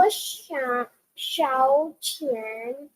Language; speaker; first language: Chinese; non-native, learner; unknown